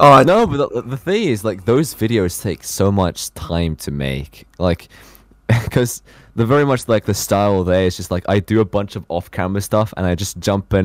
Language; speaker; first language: English; non-native, fluent; Norwegian